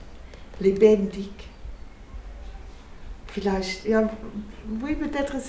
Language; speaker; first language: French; non-native, fluent; German